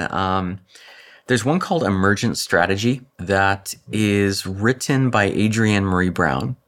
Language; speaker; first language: English; native; English